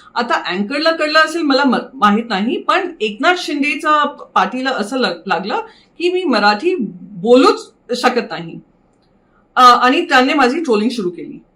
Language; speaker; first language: Marathi; non-native, local second language; Hindi